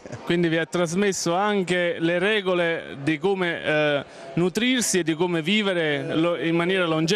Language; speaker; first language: Italian; native; Italian